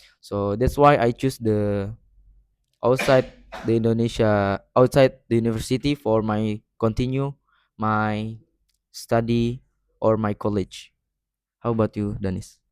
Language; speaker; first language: English; non-native, learner; Indonesian